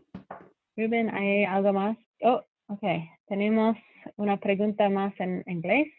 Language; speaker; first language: Spanish; non-native, fluent; English